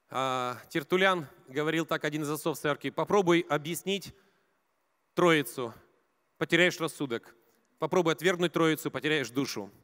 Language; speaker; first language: Russian; native; Russian